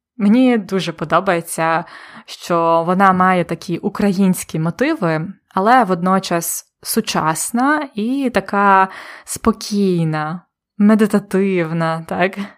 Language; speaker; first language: Ukrainian; native; Ukrainian